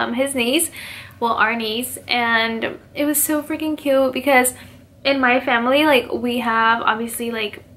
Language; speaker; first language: English; early bilingual, other home language; Spanish